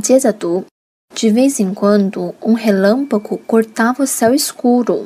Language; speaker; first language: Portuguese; non-native, fluent; Chinese